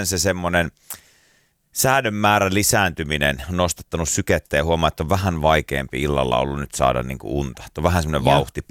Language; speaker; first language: Finnish; native; Finnish